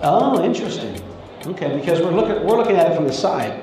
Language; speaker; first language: English; native; English